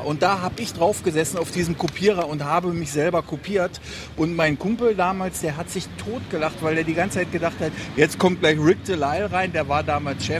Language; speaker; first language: German; native; German